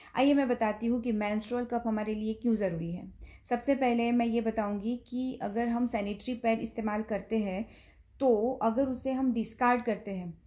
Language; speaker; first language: Hindi; non-native, local second language; Gujarati